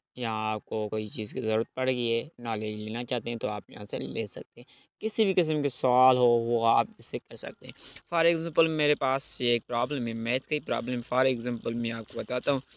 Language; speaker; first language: Urdu; native; Urdu